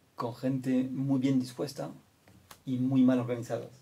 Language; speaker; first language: Spanish; non-native, fluent; French